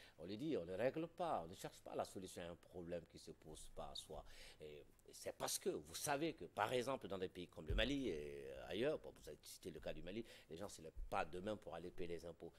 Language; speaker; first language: French; non-native, local second language; Bambara